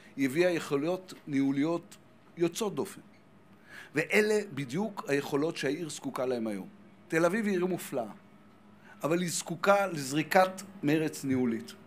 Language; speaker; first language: Hebrew; native; Hebrew